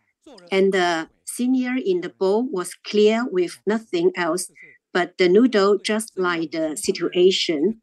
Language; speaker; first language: English; non-native, learner; Chinese